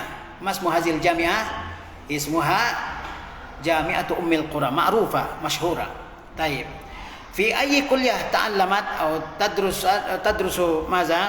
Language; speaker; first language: Arabic; non-native, fluent; Indonesian